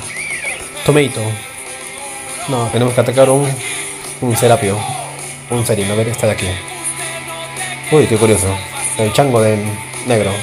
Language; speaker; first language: Spanish; native; Spanish